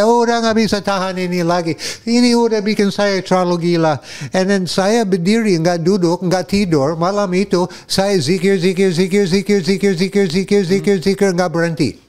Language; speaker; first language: Indonesian; non-native, fluent; English